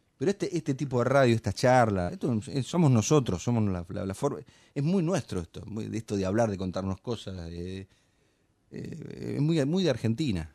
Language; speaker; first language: Spanish; native; Spanish